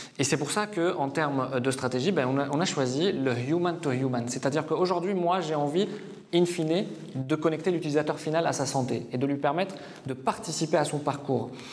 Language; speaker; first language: French; non-native, fluent; Arabic